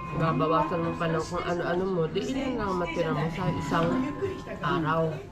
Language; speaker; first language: Filipino; native; Filipino